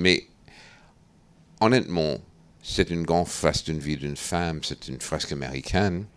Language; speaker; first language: French; non-native, fluent; English